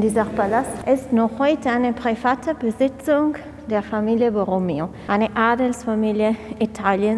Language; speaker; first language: German; non-native, fluent; Italian